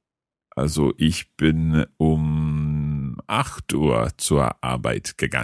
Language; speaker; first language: German; non-native, learner; English